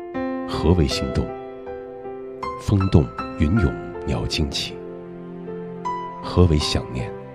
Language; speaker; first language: Chinese; native; Chinese